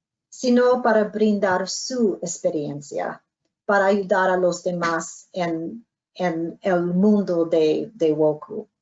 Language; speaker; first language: Spanish; non-native, fluent; English